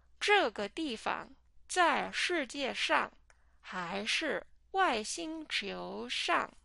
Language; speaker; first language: Chinese; non-native, fluent; English